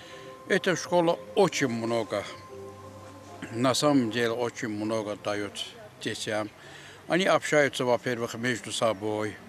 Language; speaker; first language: Russian; non-native, local second language; Azerbaijani